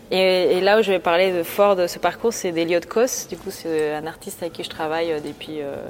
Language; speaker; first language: French; early bilingual, other home language; Spanish